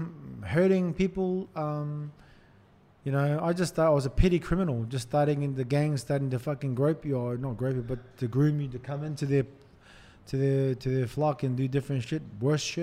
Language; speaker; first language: English; native; English